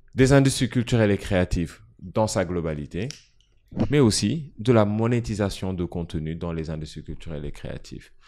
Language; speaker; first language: French; non-native, local second language; Wolof